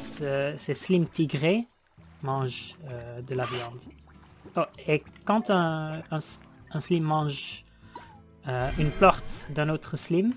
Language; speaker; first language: French; non-native, learner; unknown